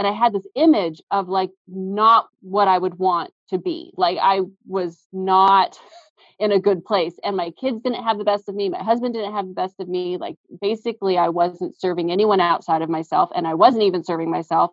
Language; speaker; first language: English; native; English